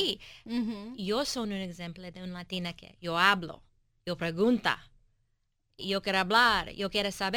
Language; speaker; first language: Spanish; early bilingual, heritage; English